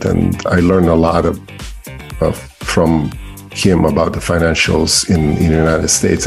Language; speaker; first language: English; non-native, fluent; Romanian